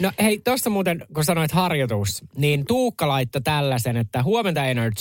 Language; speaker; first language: Finnish; native; Finnish